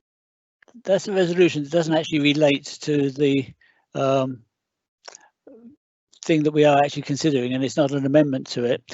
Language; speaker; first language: English; native; English